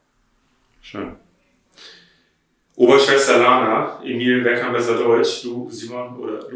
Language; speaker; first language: German; native; German